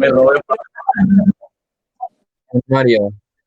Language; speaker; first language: Spanish; native; Spanish